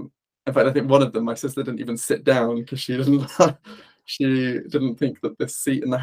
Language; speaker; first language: English; native; English